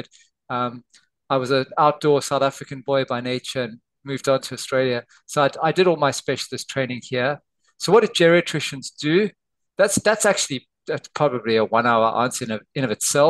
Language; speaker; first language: English; native; English